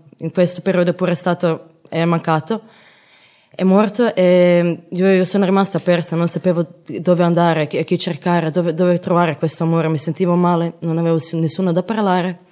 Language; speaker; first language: Italian; non-native, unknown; Croatian